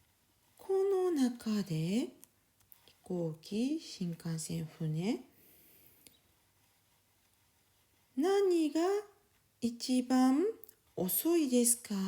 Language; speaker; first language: Japanese; non-native, fluent; French